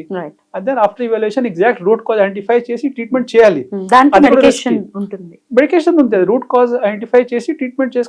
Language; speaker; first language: Telugu; non-native, fluent; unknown